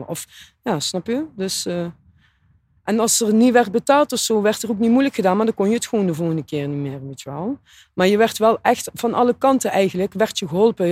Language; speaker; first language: Dutch; native; Dutch